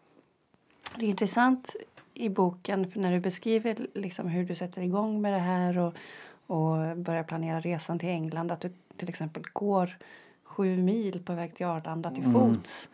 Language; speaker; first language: Swedish; native; Swedish